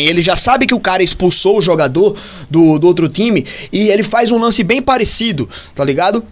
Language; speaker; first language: Portuguese; native; Portuguese